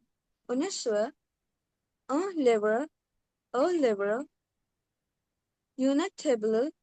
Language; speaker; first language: French; non-native, learner; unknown